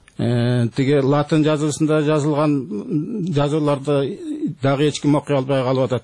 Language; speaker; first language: Kyrgyz; native; Kyrgyz